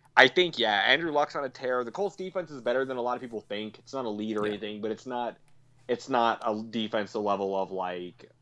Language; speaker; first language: English; native; English